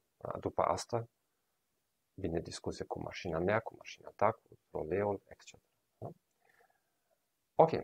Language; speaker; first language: Romanian; non-native, fluent; German